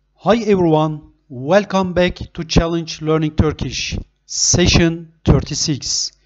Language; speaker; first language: English; non-native, fluent; Turkish